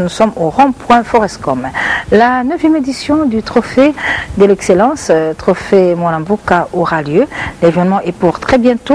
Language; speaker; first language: French; non-native, local second language; Lingala